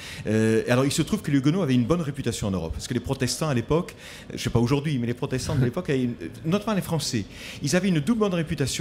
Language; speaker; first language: French; native; French